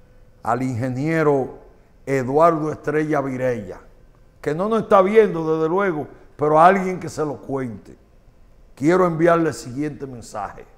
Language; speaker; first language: Spanish; native; Spanish